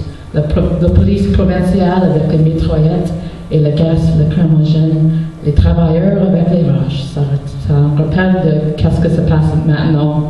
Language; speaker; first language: French; non-native, local second language; English